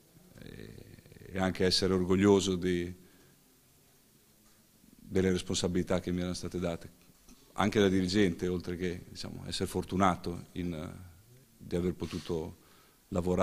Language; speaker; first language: Italian; native; Italian